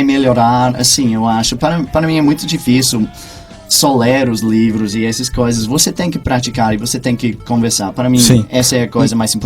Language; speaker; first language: Portuguese; non-native, fluent; English